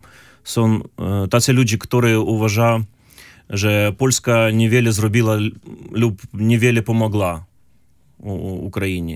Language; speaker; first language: Polish; non-native, learner; Ukrainian